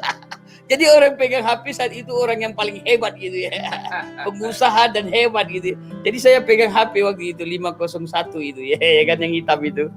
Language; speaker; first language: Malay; non-native, local second language; Achinese